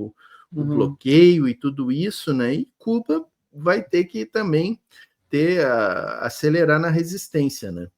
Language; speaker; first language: Portuguese; native; Portuguese